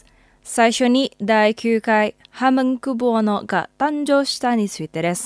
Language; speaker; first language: Japanese; non-native, fluent; Indonesian